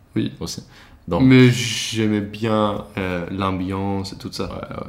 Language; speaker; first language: French; non-native, learner; Swedish